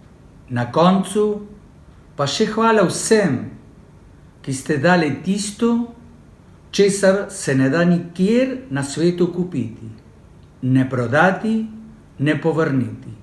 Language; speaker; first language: Slovenian; early bilingual, heritage; Spanish